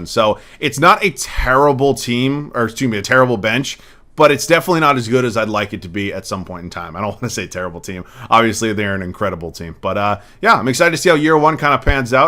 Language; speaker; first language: English; native; English